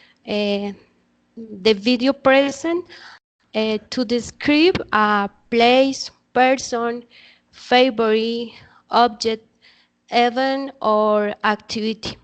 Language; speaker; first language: English; non-native, learner; Spanish